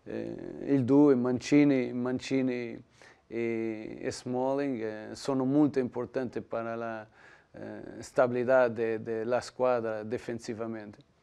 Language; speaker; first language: Italian; non-native, learner; Portuguese